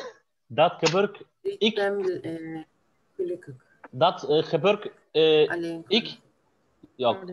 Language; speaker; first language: Dutch; non-native, learner; Turkish